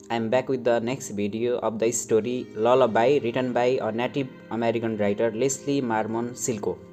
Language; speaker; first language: English; non-native, local second language; Nepali